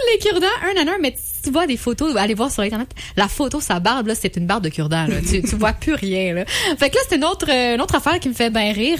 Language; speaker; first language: French; native; French